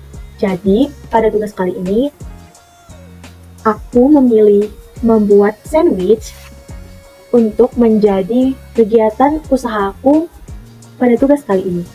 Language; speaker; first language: Indonesian; native; Indonesian